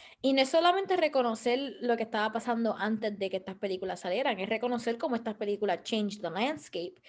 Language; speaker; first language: Spanish; early bilingual, heritage; Spanish